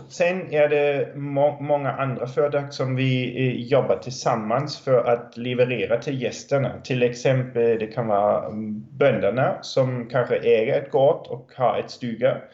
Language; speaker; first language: Swedish; non-native, fluent; German